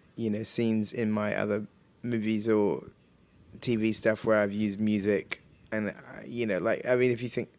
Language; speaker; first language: English; native; English